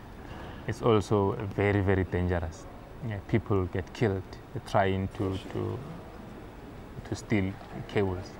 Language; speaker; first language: English; non-native, local second language; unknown